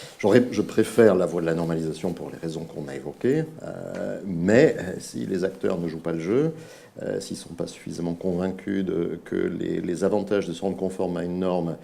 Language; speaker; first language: French; native; French